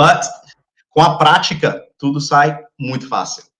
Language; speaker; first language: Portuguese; non-native, fluent; English